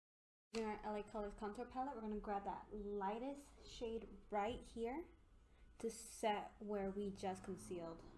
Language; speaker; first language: English; native; English